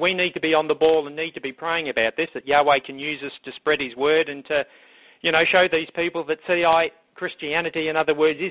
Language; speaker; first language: English; native; English